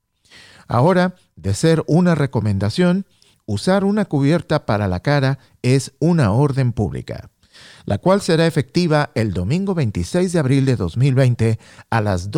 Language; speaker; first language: Spanish; native; Spanish